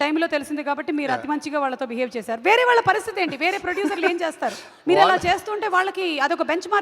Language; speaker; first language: Telugu; native; Telugu